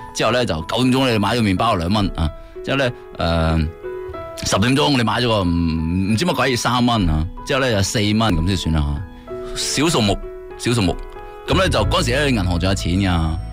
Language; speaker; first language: Cantonese; native; Cantonese